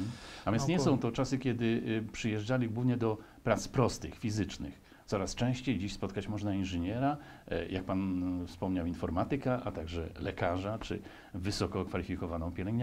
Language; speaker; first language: Polish; native; Polish